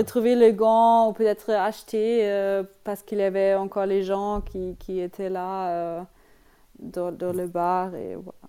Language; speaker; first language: French; non-native, learner; German